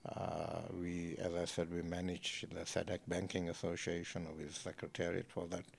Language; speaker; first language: English; native; English